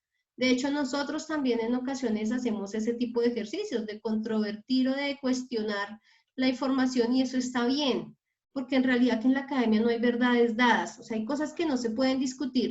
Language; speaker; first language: Spanish; native; Spanish